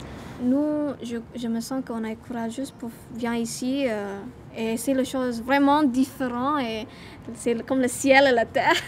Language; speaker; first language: French; non-native, learner; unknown